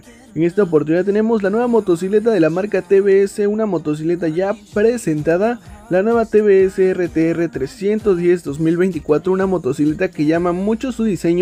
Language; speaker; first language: Spanish; native; Spanish